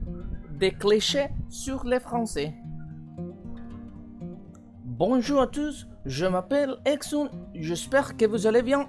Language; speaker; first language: French; non-native, fluent; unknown